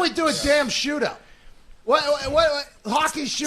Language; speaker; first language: English; native; English